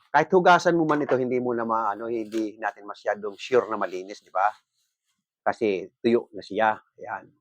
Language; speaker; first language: Filipino; non-native, local second language; Bikol